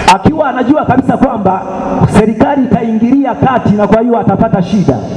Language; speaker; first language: Swahili; native; Swahili